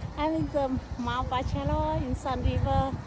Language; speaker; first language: English; non-native, learner; Vietnamese